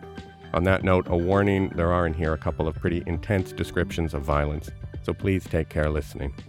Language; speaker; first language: English; native; English